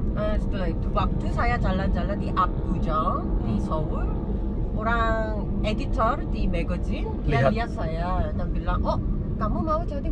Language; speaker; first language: Indonesian; non-native, learner; Korean